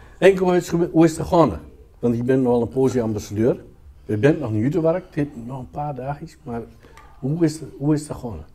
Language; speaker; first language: Dutch; native; Dutch